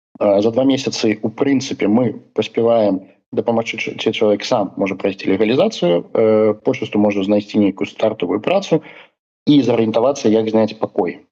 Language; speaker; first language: Belarusian; non-native, local second language; Russian